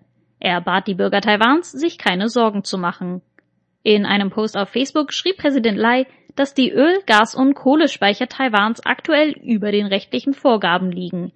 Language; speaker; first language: German; native; German